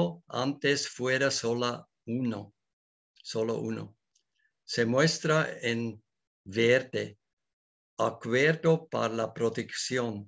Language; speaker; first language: Spanish; non-native, learner; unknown